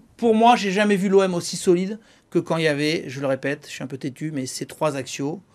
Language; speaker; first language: French; native; French